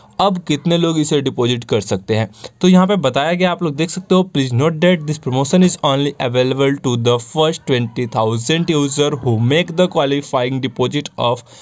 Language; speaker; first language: Hindi; native; Hindi